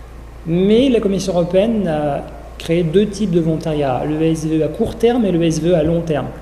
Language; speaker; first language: French; native; French